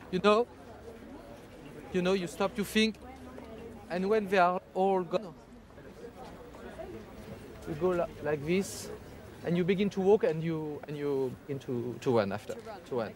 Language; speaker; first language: English; non-native, fluent; French